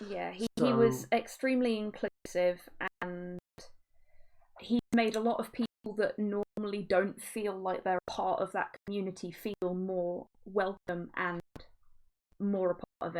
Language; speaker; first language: English; native; English